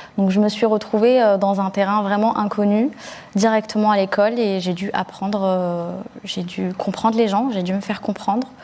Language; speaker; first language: French; early bilingual, other home language; Arabic